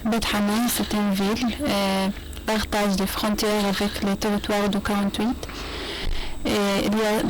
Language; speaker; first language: French; non-native, learner; Arabic